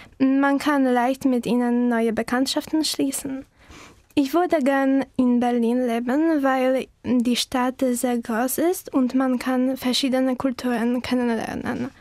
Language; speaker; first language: German; non-native, learner; Polish